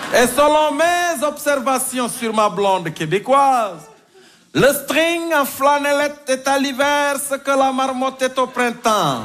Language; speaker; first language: French; native; French